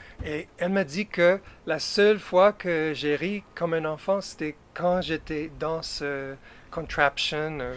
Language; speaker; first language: French; non-native, fluent; English